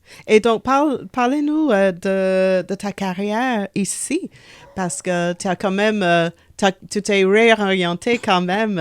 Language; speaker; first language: French; non-native, local second language; English